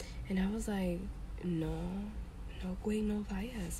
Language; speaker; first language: English; early bilingual, other home language; Spanish